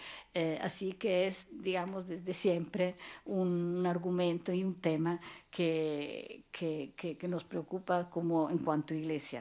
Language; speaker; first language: Spanish; non-native, fluent; Italian